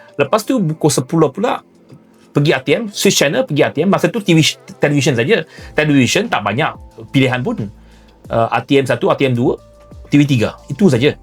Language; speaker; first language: Malay; non-native, local second language; Chinese